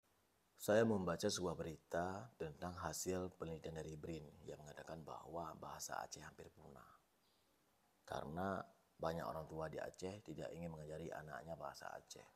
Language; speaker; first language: Indonesian; non-native, local second language; Achinese